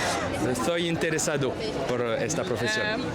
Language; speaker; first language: Spanish; non-native, learner; French